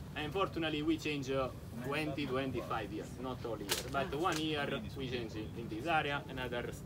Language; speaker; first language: English; non-native, learner; Italian